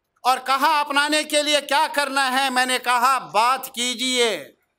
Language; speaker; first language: Urdu; native; Urdu